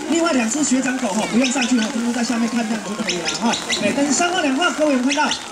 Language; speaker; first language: Chinese; native; Chinese